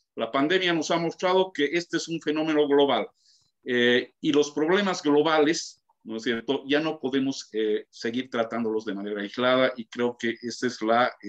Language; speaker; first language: Spanish; native; Spanish